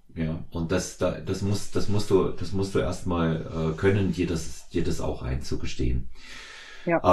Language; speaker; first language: German; native; German